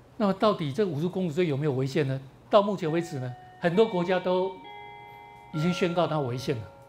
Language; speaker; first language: Chinese; native; Chinese